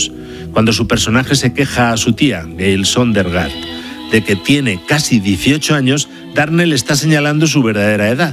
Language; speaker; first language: Spanish; native; Spanish